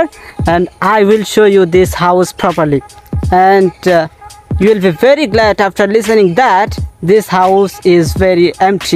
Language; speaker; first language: English; non-native, learner; Bangla